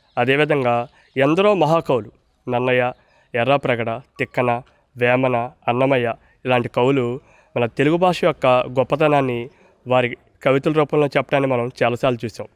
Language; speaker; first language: Telugu; native; Telugu